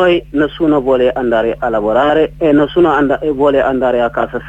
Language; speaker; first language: Italian; non-native, learner; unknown